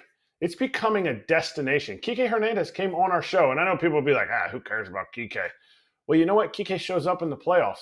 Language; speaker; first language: English; native; English